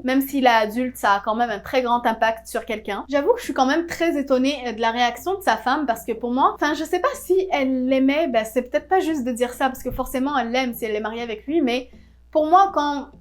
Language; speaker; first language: French; native; French